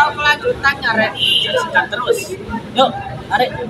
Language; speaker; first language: Indonesian; native; Indonesian